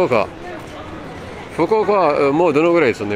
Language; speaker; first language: Japanese; non-native, learner; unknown